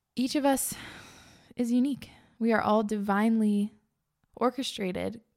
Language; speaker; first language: English; native; English